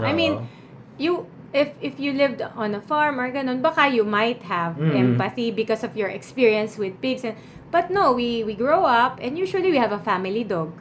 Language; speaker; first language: English; non-native, local second language; Filipino